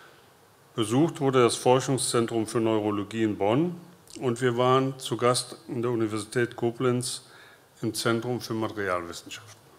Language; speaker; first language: German; native; German